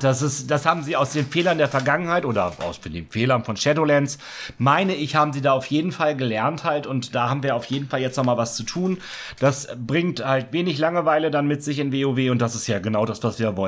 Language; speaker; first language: German; native; German